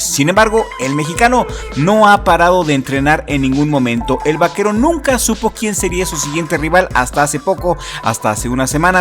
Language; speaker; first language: Spanish; native; Spanish